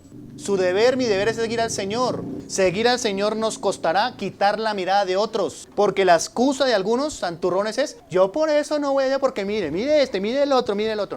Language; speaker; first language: Spanish; native; Spanish